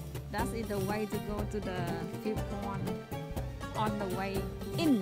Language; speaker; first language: English; non-native, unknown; Vietnamese